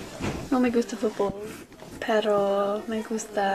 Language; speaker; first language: Spanish; non-native, learner; English